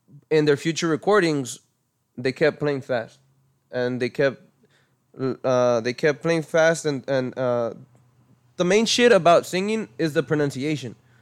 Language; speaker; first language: English; early bilingual, other home language; Spanish